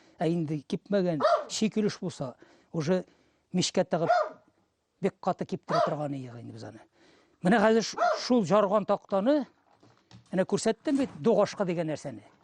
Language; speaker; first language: Tatar; native; Tatar